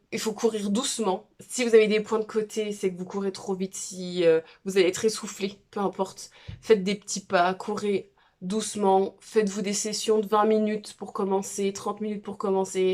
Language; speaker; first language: French; native; French